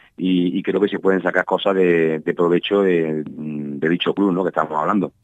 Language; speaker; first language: Spanish; native; Spanish